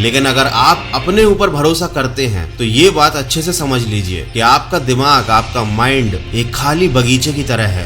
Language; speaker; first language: Hindi; native; Hindi